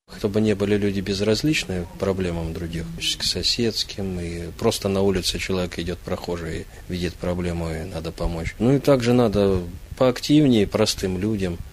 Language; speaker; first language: Russian; native; Russian